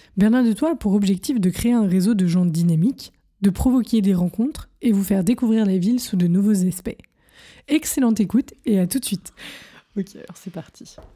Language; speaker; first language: French; native; French